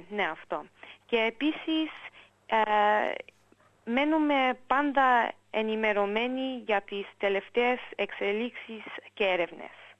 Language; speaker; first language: Greek; early bilingual, heritage; English